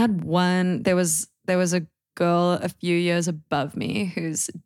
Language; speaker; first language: English; native; English